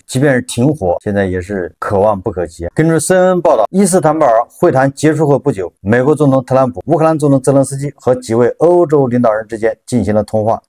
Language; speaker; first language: Chinese; native; Chinese